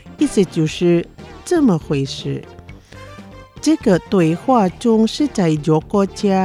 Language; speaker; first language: Chinese; non-native, fluent; Indonesian